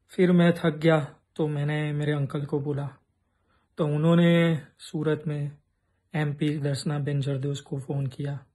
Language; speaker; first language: Hindi; non-native, local second language; Gujarati